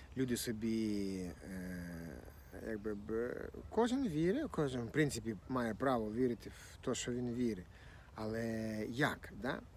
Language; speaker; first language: Ukrainian; non-native, local second language; Russian